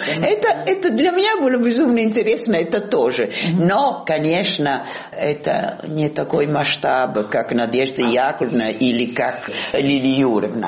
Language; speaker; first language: Russian; non-native, fluent; Italian